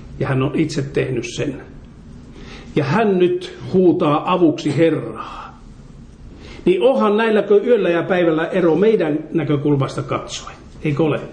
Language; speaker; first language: Finnish; native; Finnish